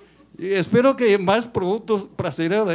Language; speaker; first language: Portuguese; non-native, learner; Chinese